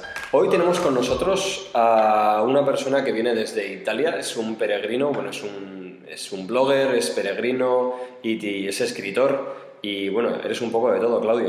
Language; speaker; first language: Spanish; native; Spanish